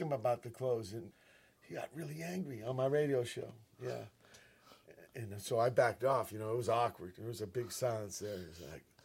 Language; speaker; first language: English; native; English